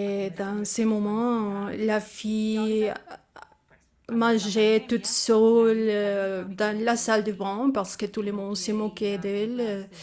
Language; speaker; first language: French; non-native, fluent; Spanish